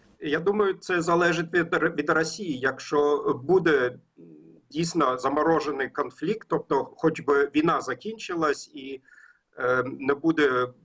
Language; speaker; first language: Ukrainian; non-native, learner; German